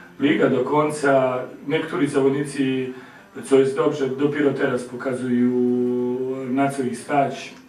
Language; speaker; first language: Polish; non-native, learner; Croatian